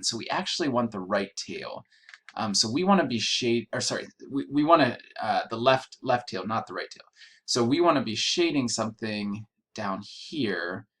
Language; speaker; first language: English; native; English